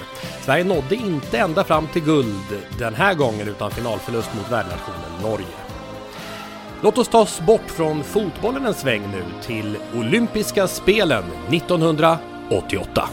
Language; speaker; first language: Swedish; native; Swedish